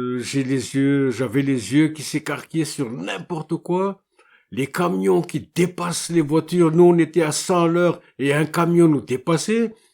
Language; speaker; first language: French; non-native, local second language; Malagasy